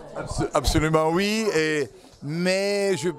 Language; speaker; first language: French; non-native, fluent; Italian